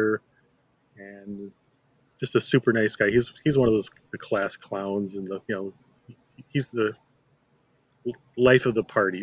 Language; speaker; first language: English; native; English